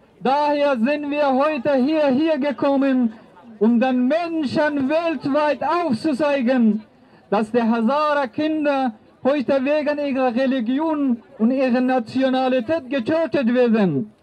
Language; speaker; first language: German; non-native, fluent; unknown